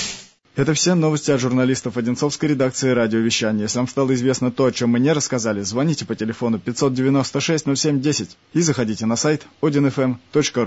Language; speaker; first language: Russian; native; Russian